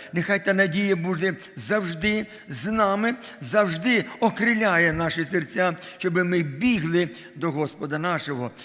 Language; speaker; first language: Ukrainian; non-native, local second language; Russian